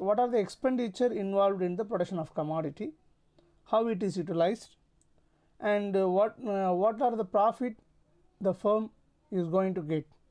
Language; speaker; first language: English; non-native, local second language; Tamil